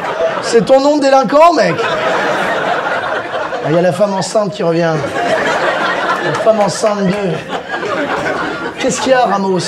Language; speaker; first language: French; native; French